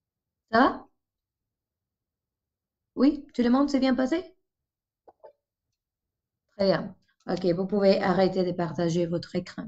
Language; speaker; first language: French; non-native, fluent; Spanish